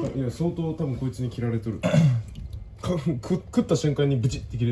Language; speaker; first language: Japanese; native; Japanese